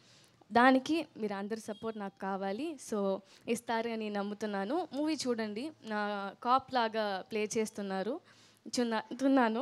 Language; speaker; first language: Telugu; non-native, learner; Tamil